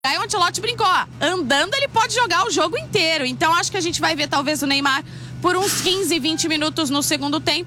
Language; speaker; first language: Portuguese; native; Portuguese